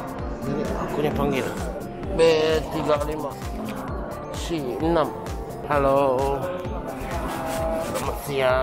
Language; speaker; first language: Indonesian; non-native, fluent; Japanese